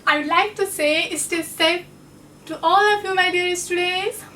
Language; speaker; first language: English; non-native, local second language; Nepali